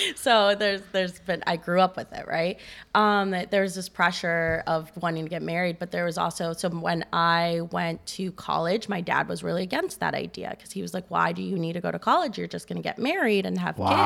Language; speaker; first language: English; native; English